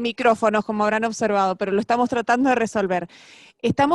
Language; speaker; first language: Spanish; native; Spanish